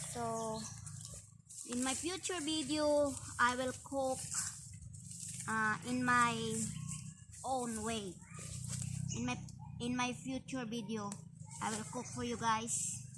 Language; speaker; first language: English; non-native, learner; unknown